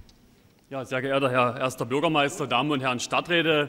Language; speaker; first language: German; native; German